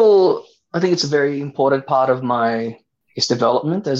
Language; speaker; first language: English; native; English